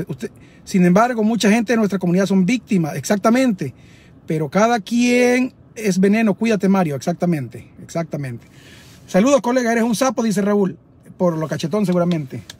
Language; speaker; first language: Spanish; native; Spanish